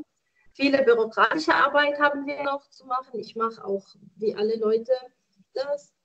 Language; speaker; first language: German; non-native, fluent; Arabic